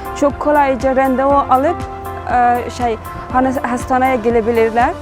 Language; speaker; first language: Turkish; non-native, learner; Persian